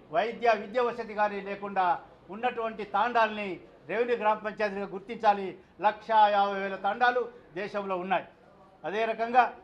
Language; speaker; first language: Telugu; non-native, local second language; Lambadi